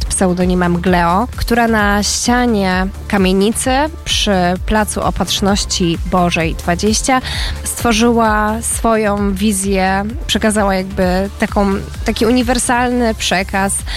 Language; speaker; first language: Polish; native; Polish